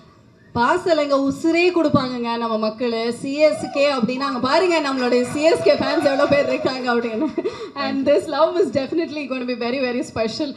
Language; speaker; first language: Tamil; native; Tamil